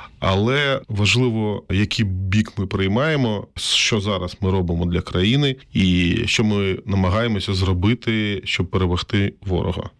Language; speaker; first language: Ukrainian; non-native, local second language; Russian